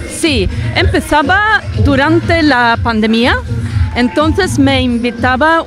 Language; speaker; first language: Spanish; non-native, fluent; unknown